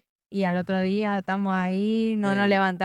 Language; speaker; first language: Spanish; native; Spanish